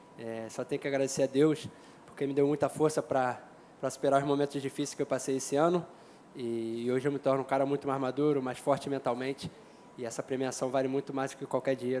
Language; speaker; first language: Portuguese; native; Portuguese